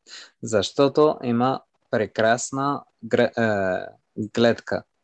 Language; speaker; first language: Bulgarian; non-native, learner; French